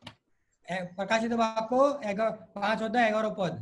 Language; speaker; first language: Bangla; non-native, local second language; Hindi